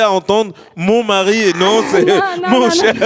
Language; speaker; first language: French; native; French